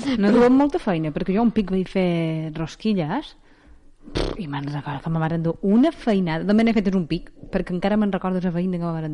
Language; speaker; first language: Catalan; native; Catalan